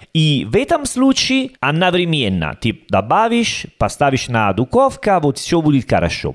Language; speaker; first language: Russian; non-native, learner; Italian